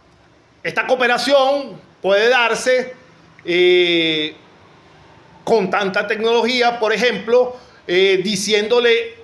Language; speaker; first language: Spanish; native; Spanish